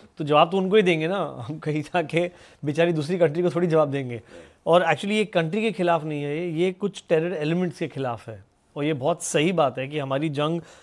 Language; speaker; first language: Hindi; native; Hindi